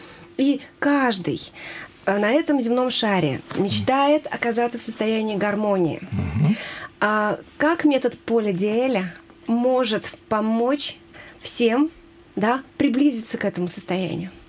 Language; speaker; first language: Russian; native; Russian